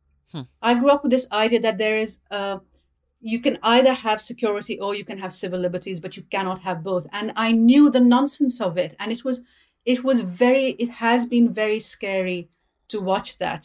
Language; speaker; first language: English; non-native, local second language; Urdu